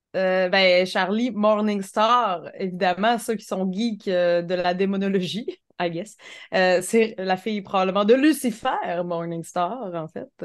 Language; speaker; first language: French; native; French